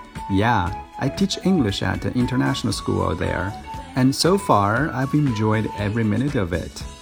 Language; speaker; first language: English; non-native, fluent; Chinese